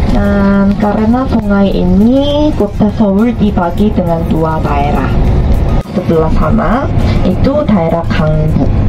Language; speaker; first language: Indonesian; non-native, fluent; Korean